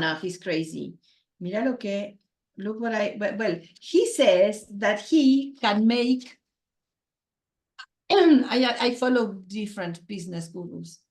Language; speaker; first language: English; non-native, fluent; Spanish